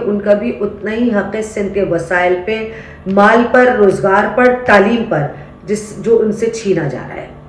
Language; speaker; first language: Urdu; native; Urdu